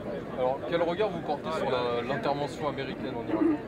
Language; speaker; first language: French; native; French